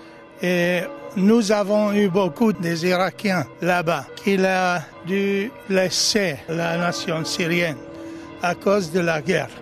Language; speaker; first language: French; non-native, fluent; Arabic